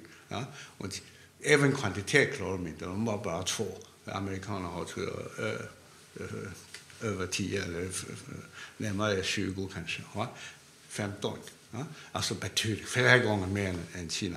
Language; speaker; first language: Swedish; non-native, fluent; Cantonese